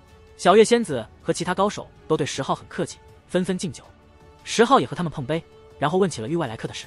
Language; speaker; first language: Chinese; native; Chinese